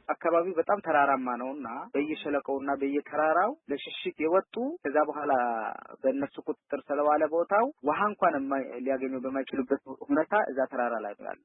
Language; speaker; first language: Amharic; non-native, local second language; Afar